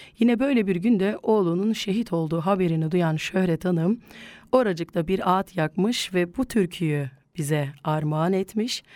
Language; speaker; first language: Turkish; native; Turkish